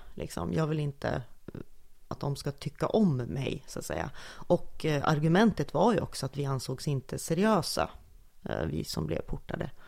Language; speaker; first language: Swedish; native; Swedish